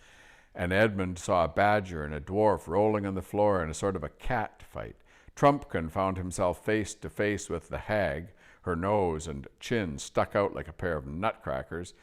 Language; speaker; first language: English; native; English